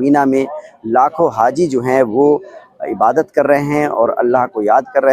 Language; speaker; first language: Hindi; native; Hindi